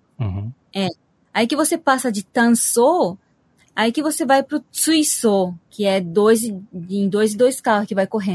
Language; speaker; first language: Portuguese; early bilingual, heritage; Portuguese